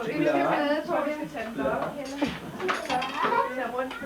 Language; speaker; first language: Danish; native; Danish